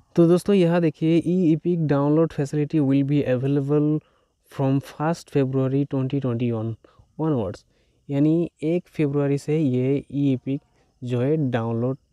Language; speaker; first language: Hindi; non-native, local second language; Bangla